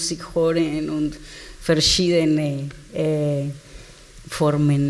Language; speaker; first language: German; non-native, learner; Spanish